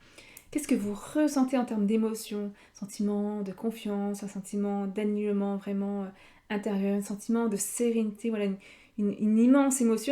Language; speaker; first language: French; native; French